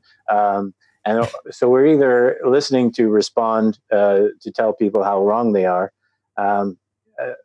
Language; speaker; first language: English; native; English